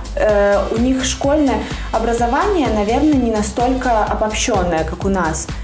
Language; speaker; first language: Russian; native; Russian